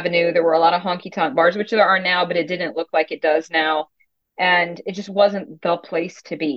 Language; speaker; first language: English; native; English